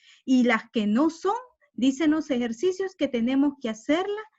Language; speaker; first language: Spanish; native; Spanish